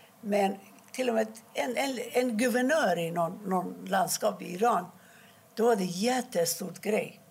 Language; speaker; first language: Swedish; non-native, fluent; Persian